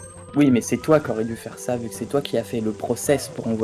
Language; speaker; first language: French; native; French